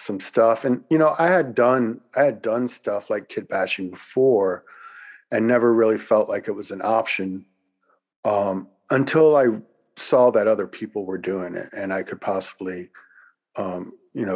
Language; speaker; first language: English; native; English